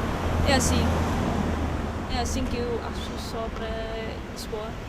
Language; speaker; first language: Portuguese; non-native, fluent; Chinese